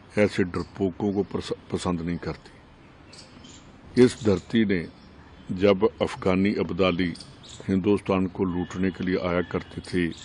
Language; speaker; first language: Hindi; non-native, local second language; Punjabi